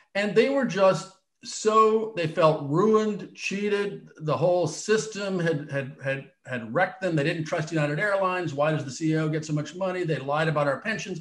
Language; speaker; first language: English; native; English